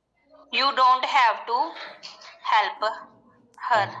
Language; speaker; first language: English; non-native, learner; Punjabi